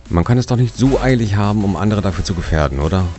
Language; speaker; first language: German; native; German